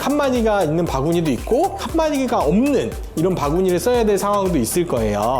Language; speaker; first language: Korean; native; Korean